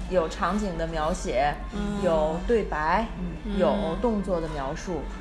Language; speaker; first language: Chinese; native; Chinese